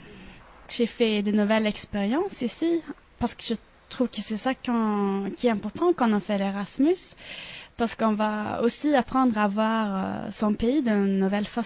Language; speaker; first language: French; non-native, fluent; Swedish